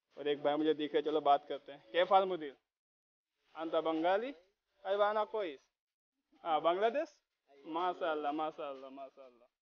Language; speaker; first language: Hindi; native; Hindi